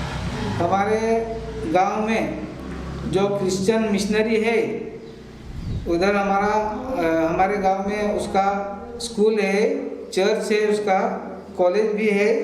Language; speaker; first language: Hindi; non-native, local second language; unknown